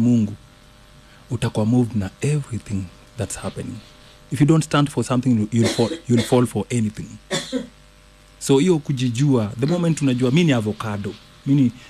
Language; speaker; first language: Swahili; native; Swahili